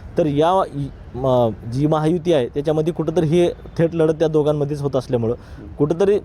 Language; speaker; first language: Marathi; native; Marathi